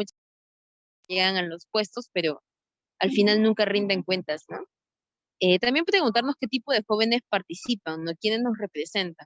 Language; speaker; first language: Spanish; native; Spanish